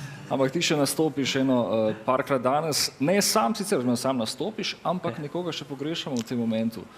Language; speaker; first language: Slovenian; native; Slovenian